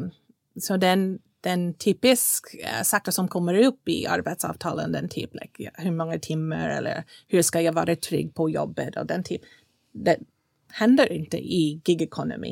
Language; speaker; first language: Swedish; non-native, fluent; English